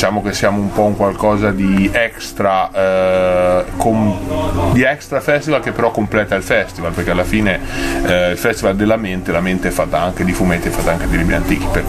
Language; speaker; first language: Italian; native; Italian